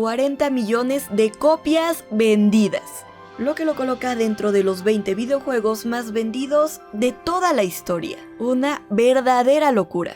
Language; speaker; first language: Spanish; native; Spanish